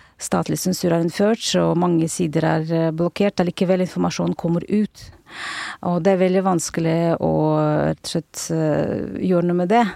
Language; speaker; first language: Norwegian; non-native, fluent; Russian